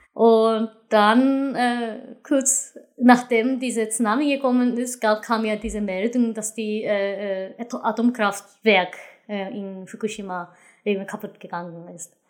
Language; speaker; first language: German; non-native, fluent; Japanese